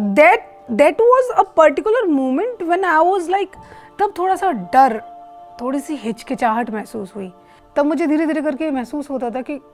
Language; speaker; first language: Hindi; native; Hindi